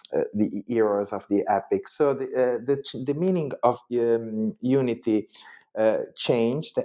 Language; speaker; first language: English; non-native, fluent; Italian